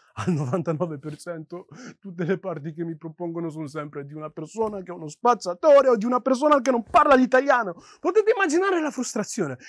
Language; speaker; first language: Italian; early bilingual, other home language; Yoruba